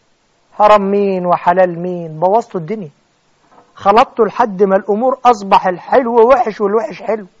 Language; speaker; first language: Arabic; native; Arabic